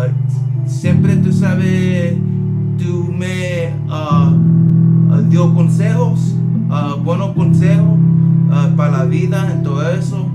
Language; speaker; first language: Spanish; non-native, learner; English